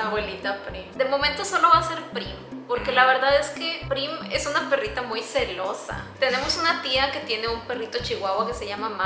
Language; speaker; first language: Spanish; native; Spanish